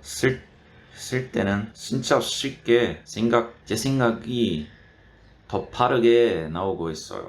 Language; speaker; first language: Korean; non-native, learner; Portuguese